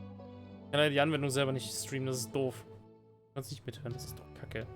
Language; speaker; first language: German; native; German